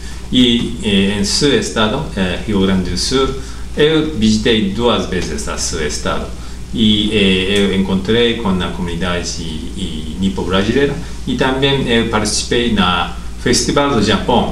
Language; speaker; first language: Portuguese; non-native, learner; Japanese